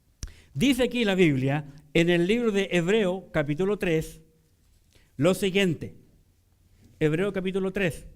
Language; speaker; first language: Spanish; native; Spanish